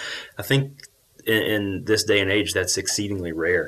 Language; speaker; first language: English; native; English